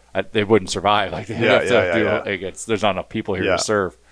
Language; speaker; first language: English; native; English